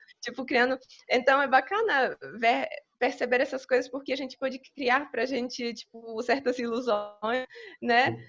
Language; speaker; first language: Portuguese; non-native, fluent; Polish